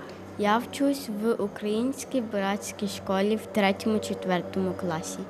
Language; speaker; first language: Ukrainian; early bilingual, heritage; Ukrainian